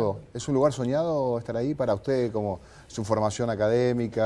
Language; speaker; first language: Spanish; native; Spanish